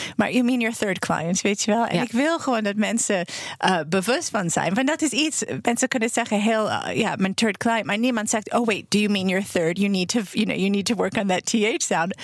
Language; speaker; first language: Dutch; non-native, fluent; English